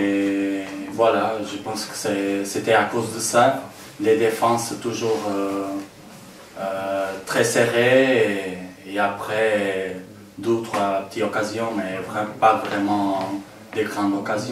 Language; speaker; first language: French; non-native, fluent; Portuguese